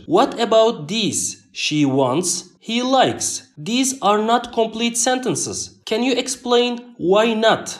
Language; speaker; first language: English; non-native, fluent; Turkish